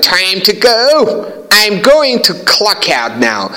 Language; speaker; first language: English; non-native, fluent; Persian